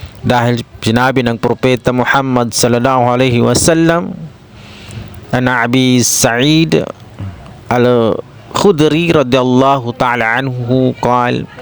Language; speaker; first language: Filipino; non-native, local second language; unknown